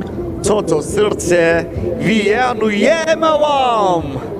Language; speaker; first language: Czech; non-native, learner; Turkish